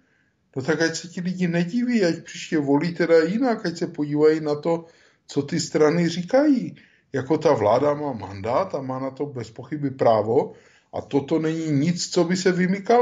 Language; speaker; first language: Czech; native; Czech